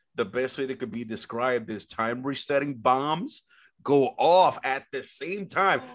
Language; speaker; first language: English; early bilingual, other home language; Spanish